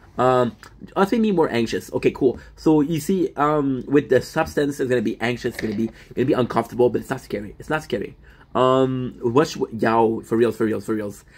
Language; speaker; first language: English; non-native, fluent; French